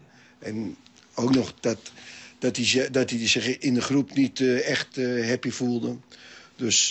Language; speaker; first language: Dutch; native; Dutch